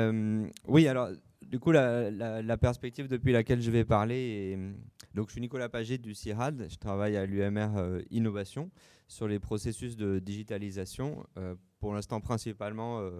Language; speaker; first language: French; native; French